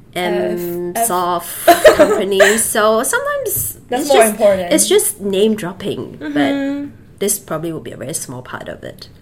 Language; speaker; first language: English; native; English